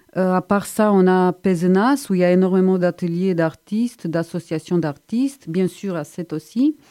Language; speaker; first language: French; non-native, fluent; Romanian